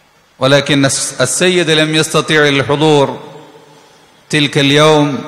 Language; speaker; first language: Arabic; non-native, fluent; Malayalam